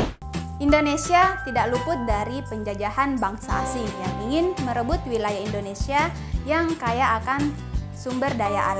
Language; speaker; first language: Indonesian; native; Indonesian